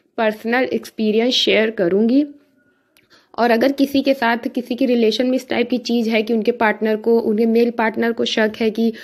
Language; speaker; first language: Hindi; native; Hindi